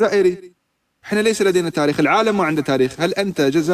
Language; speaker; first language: Arabic; native; Arabic